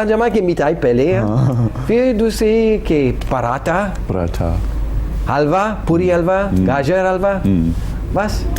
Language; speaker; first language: Hindi; non-native, learner; English